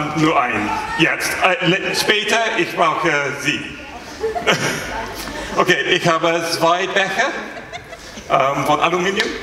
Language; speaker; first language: German; non-native, learner; English